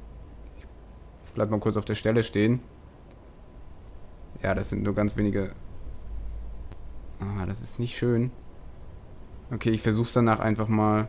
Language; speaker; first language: German; native; German